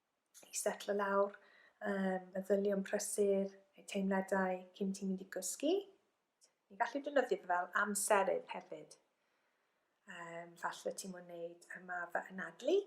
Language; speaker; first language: Welsh; non-native, local second language; English